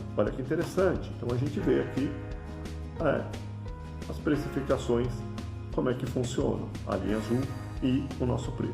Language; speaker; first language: Portuguese; native; Portuguese